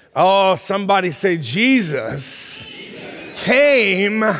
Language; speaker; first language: English; early bilingual, heritage; English